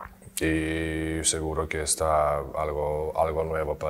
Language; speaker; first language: Spanish; non-native, learner; Serbian